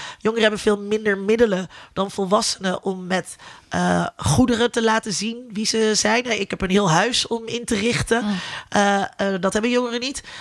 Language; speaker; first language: Dutch; native; Dutch